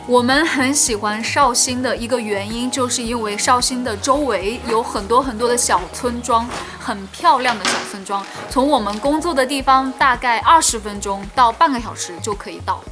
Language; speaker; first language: Chinese; native; Chinese